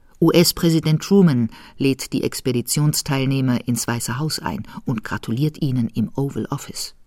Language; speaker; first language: German; native; German